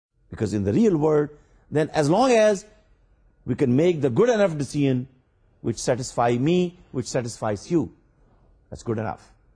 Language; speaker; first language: English; non-native, local second language; Urdu